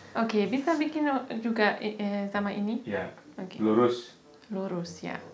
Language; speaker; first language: Indonesian; non-native, learner; German